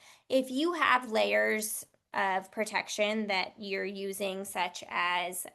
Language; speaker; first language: English; native; English